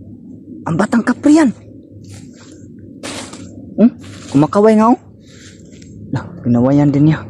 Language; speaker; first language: Filipino; non-native, local second language; Cebuano